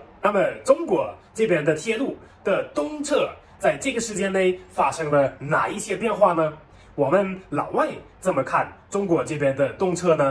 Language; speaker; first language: Chinese; non-native, fluent; German